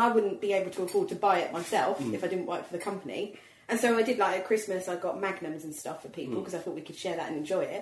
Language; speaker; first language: English; native; English